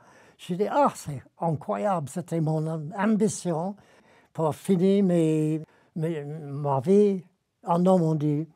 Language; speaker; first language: French; non-native, learner; English